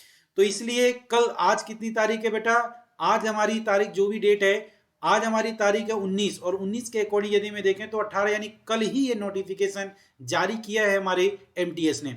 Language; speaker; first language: Hindi; native; Hindi